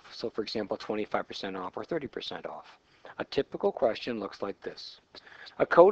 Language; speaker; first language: English; native; English